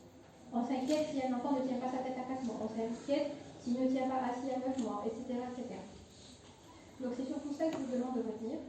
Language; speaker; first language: French; non-native, local second language; Arabic